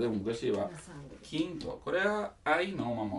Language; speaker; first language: Japanese; non-native, learner; Italian